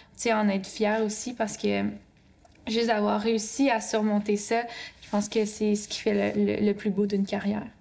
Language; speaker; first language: French; native; French